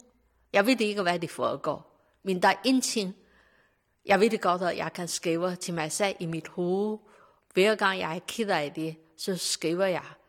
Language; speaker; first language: Danish; non-native, learner; Chinese